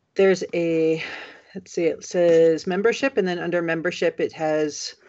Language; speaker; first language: English; native; English